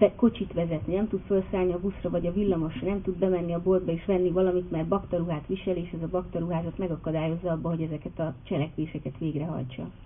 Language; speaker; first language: Hungarian; native; Hungarian